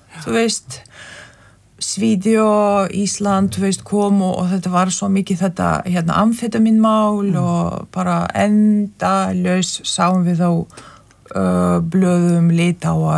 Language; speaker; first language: Icelandic; non-native, fluent; Lithuanian